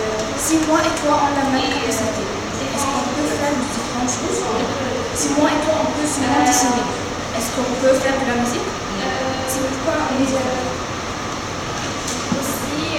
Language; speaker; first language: French; non-native, learner; Arabic